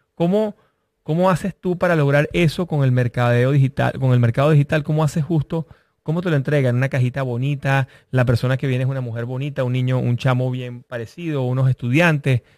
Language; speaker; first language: Spanish; native; Spanish